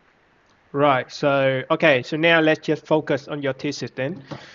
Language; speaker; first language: English; non-native, fluent; Vietnamese